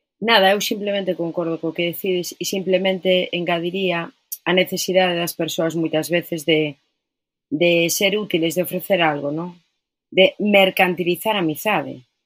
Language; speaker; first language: Galician; non-native, local second language; Spanish